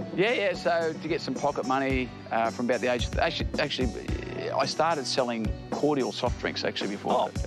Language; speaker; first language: English; native; English